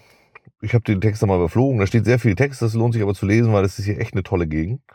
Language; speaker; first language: German; native; German